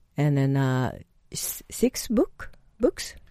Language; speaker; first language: English; non-native, learner; Japanese